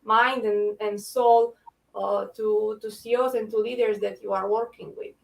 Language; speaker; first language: English; non-native, fluent; Romanian